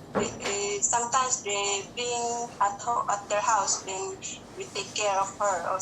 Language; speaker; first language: English; non-native, learner; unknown